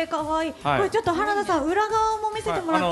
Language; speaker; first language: Japanese; native; Japanese